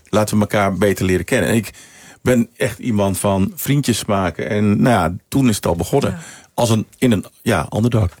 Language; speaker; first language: Dutch; early bilingual, other home language; Sranan Tongo